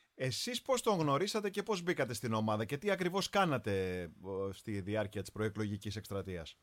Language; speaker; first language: Greek; native; Greek